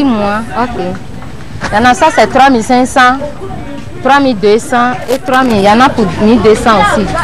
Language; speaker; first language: French; non-native, learner; Ewe